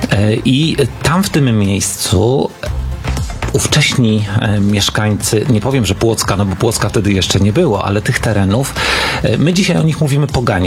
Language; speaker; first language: Polish; native; Polish